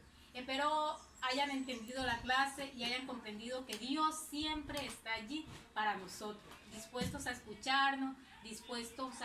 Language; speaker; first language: Spanish; native; Spanish